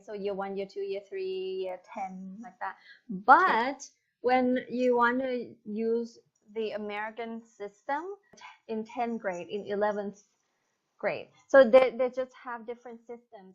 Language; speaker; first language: English; non-native, fluent; Thai